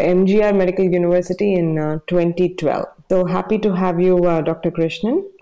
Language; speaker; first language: English; non-native, local second language; Tamil